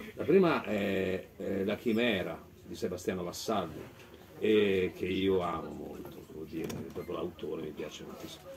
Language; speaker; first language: Italian; native; Italian